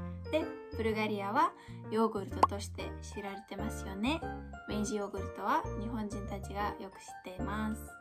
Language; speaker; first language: Japanese; non-native, fluent; Bulgarian